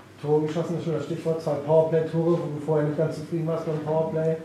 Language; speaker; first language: German; native; German